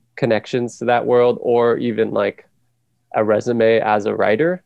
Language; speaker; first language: English; native; English